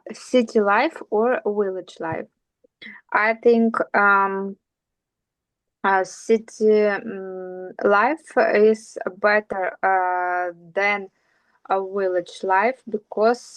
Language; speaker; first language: English; non-native, learner; Russian